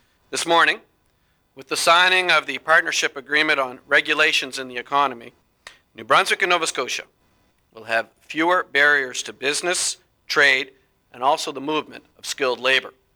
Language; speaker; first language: English; native; English